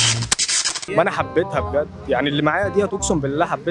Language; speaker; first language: Arabic; native; Arabic